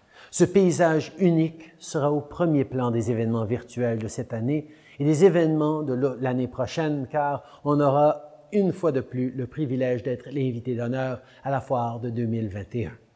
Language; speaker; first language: French; early bilingual, other home language; English